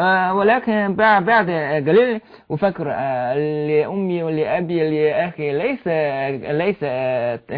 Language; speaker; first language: Arabic; non-native, learner; Chinese